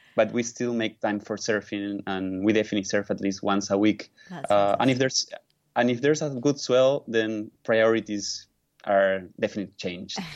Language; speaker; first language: English; non-native, fluent; Spanish